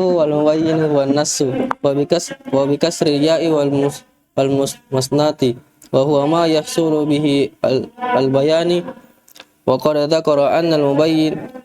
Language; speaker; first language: Arabic; non-native, learner; Indonesian